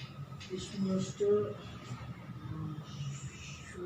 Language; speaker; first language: German; non-native, learner; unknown